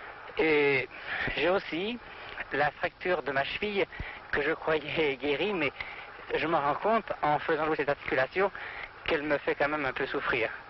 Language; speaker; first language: French; native; French